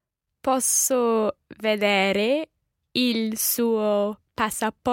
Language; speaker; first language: Italian; non-native, learner; English